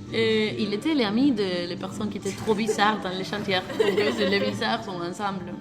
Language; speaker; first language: French; non-native, learner; Spanish